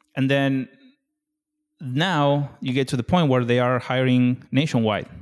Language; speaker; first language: English; non-native, fluent; Spanish